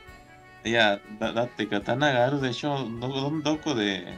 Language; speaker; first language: Japanese; non-native, learner; Spanish